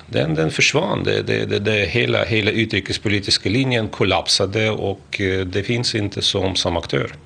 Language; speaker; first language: Swedish; non-native, fluent; Russian